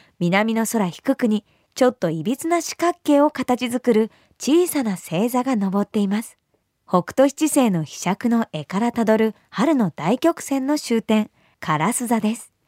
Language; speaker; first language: Japanese; native; Japanese